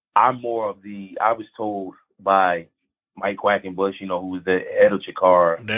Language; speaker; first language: English; native; English